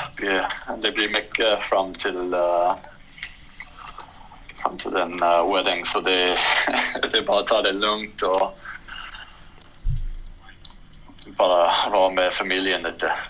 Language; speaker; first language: Swedish; non-native, fluent; English